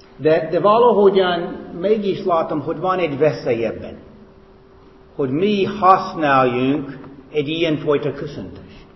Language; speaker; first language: Hungarian; non-native, fluent; English